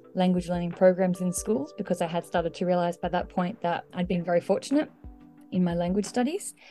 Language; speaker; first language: English; native; English